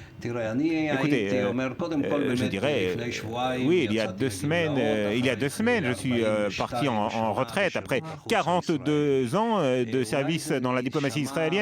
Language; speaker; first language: French; non-native, fluent; Hebrew